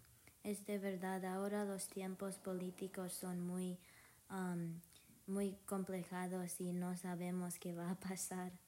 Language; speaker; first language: Spanish; non-native, learner; English